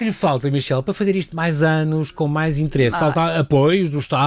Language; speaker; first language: Portuguese; native; Portuguese